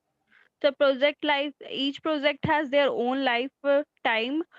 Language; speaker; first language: English; non-native, learner; Hindi